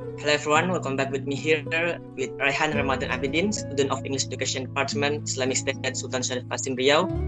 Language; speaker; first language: English; non-native, fluent; Indonesian